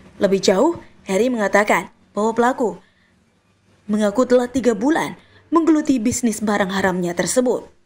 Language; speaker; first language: Indonesian; non-native, local second language; Sasak